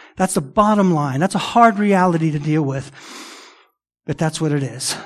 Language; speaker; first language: English; early bilingual, other home language; Italian